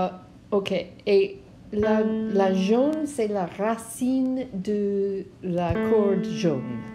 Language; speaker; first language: French; non-native, learner; English